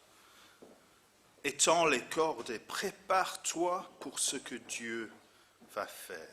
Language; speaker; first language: French; non-native, fluent; English